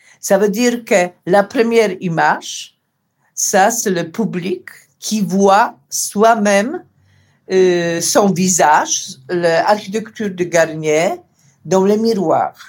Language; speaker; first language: French; non-native, learner; Polish